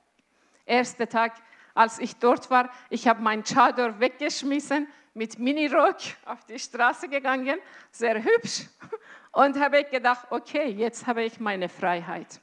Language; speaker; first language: German; non-native, fluent; Azerbaijani